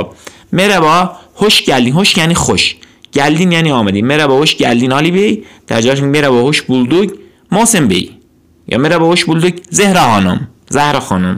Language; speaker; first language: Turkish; non-native, fluent; Persian